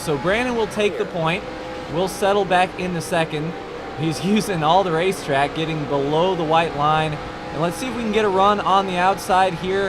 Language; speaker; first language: English; native; English